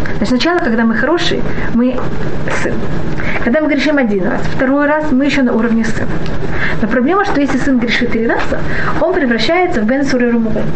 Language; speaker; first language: Russian; early bilingual, heritage; Russian